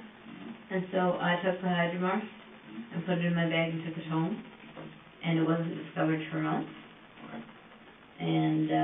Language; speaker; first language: English; native; English